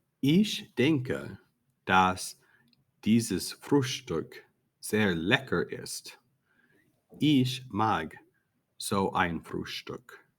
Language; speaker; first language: German; non-native, fluent; English